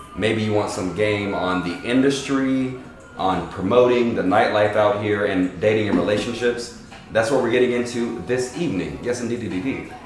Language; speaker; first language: English; native; English